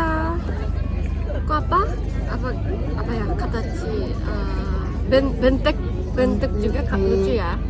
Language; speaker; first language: Indonesian; non-native, fluent; Japanese